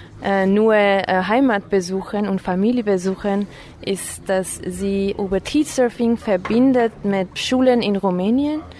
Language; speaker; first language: German; non-native, fluent; Armenian